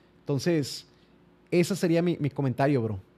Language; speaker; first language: Spanish; native; Spanish